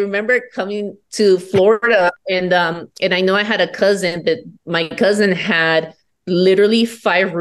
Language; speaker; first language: English; non-native, fluent; Spanish